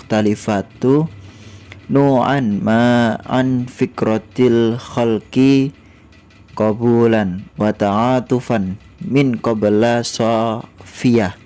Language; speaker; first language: Arabic; non-native, learner; Indonesian